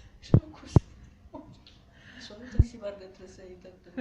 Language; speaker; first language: Italian; non-native, learner; Ukrainian